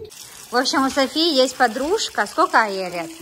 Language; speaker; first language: Russian; native; Russian